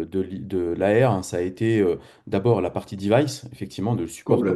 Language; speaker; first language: French; native; French